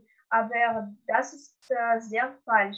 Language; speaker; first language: German; non-native, learner; Russian